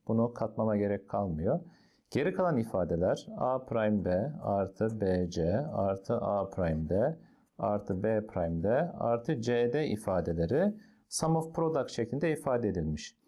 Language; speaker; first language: Turkish; native; Turkish